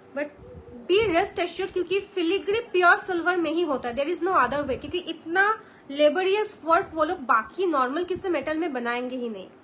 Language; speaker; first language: Hindi; non-native, local second language; Bangla